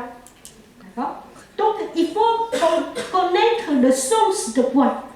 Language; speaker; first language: French; non-native, local second language; Chinese